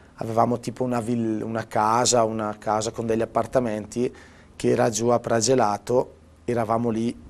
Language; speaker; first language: Italian; native; Italian